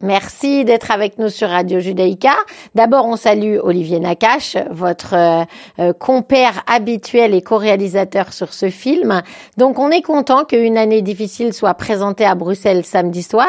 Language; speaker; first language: French; native; French